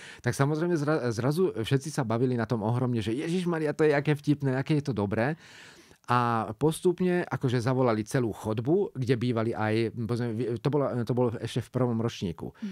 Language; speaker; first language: Slovak; non-native, local second language; Hungarian